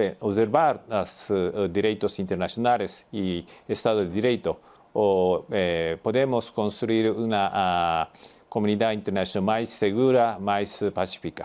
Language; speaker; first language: Portuguese; non-native, fluent; Japanese